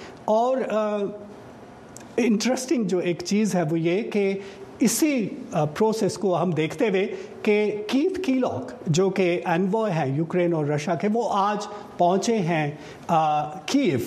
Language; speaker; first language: Urdu; native; Urdu